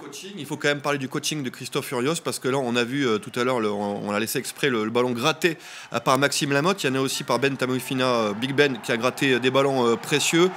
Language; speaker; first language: French; native; French